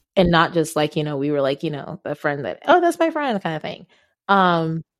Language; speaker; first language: English; non-native, local second language; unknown